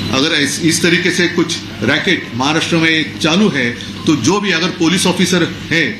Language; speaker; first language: Hindi; non-native, local second language; Marathi